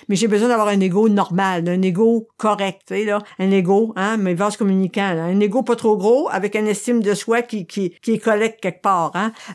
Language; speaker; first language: French; native; French